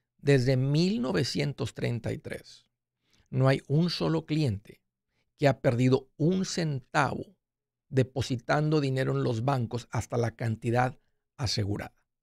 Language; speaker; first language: Spanish; native; Spanish